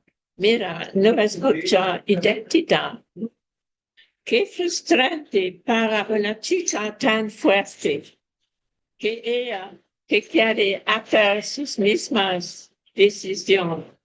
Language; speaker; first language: Spanish; non-native, fluent; English